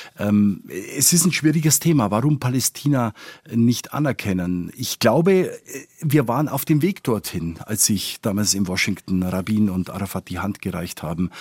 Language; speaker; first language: German; non-native, fluent; Spanish